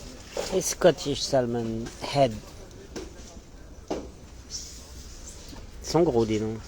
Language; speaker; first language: French; native; French